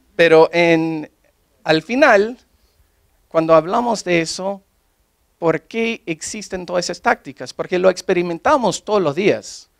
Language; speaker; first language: Spanish; non-native, fluent; English